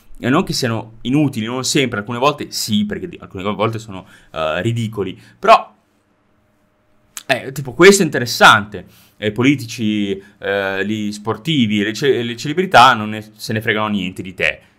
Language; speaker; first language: Italian; native; Italian